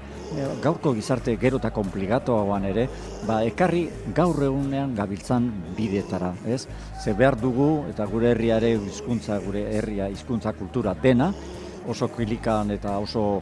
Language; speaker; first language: Basque; native; Basque